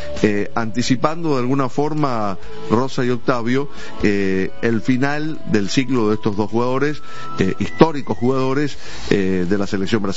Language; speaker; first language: Spanish; native; Spanish